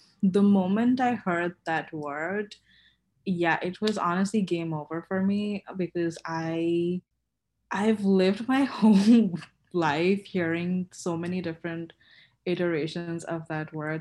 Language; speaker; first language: English; non-native, local second language; Bangla